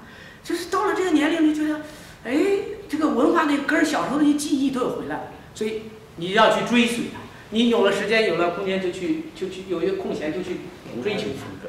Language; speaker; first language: Chinese; native; Chinese